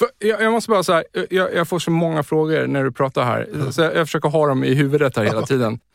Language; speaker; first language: Swedish; native; Swedish